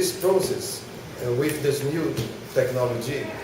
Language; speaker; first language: English; non-native, learner; Portuguese